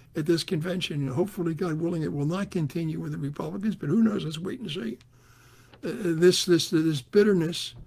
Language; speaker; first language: English; native; English